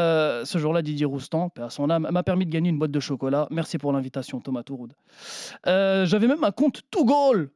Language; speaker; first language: French; native; French